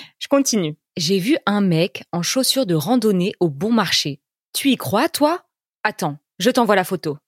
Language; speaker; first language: French; native; French